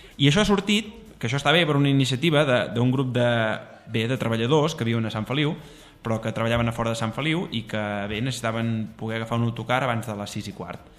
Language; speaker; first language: Catalan; native; Catalan